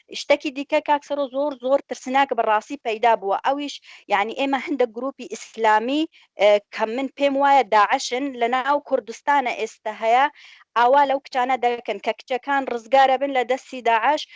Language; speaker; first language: Central Kurdish; non-native, local second language; Kurdish